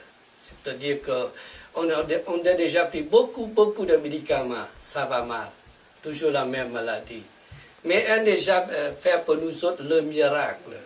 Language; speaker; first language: French; non-native, fluent; Vietnamese